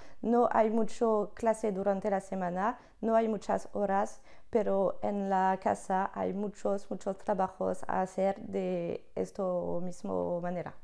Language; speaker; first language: Spanish; non-native, learner; French